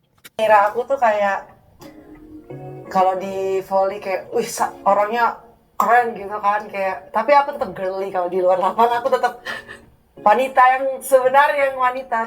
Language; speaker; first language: Indonesian; native; Indonesian